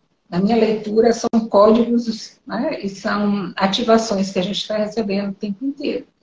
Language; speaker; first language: Portuguese; native; Portuguese